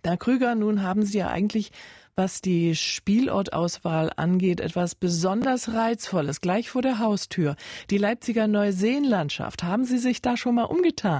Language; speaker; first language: German; native; German